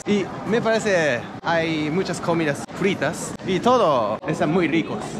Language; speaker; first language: Spanish; non-native, learner; Japanese